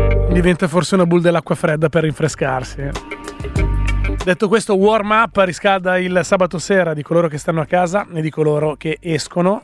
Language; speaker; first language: Italian; native; Italian